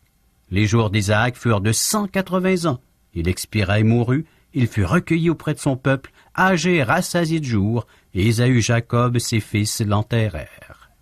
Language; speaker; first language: French; native; French